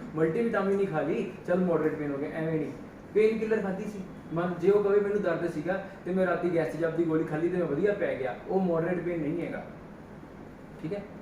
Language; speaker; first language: Hindi; non-native, local second language; Punjabi